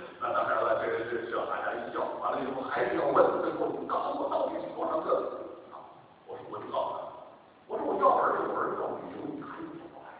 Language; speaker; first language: Chinese; native; Chinese